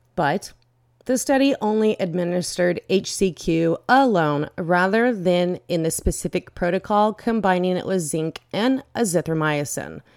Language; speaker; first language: English; native; English